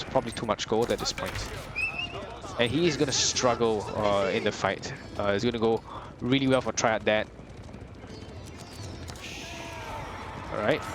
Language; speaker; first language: English; native; English